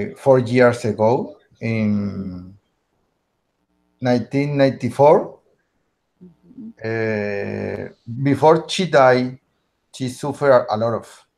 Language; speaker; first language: English; non-native, learner; Spanish